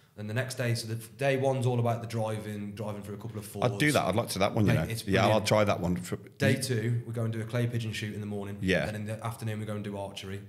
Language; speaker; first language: English; native; English